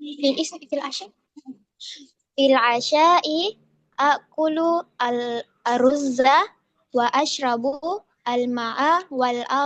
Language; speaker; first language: Arabic; non-native, learner; Indonesian